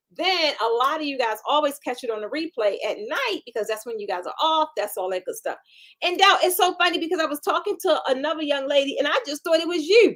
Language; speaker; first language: English; native; English